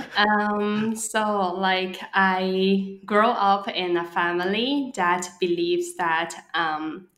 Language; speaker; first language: English; non-native, local second language; Cantonese